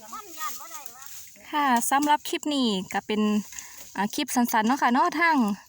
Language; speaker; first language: Thai; native; Thai